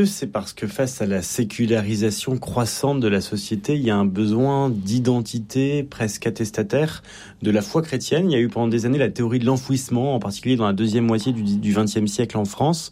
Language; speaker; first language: French; native; French